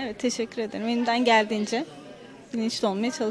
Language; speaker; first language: Turkish; native; Turkish